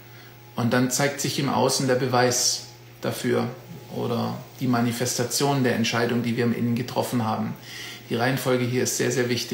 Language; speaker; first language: German; native; German